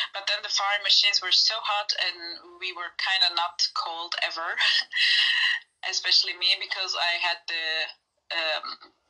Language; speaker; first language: English; non-native, fluent; Turkish